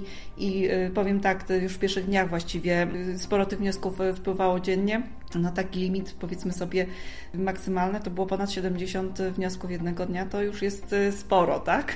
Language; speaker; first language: Polish; native; Polish